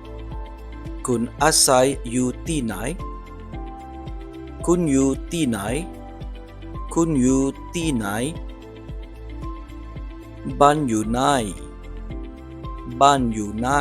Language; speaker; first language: Thai; non-native, learner; English